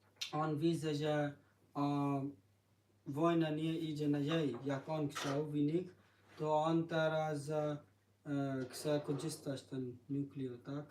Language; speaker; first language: Polish; non-native, learner; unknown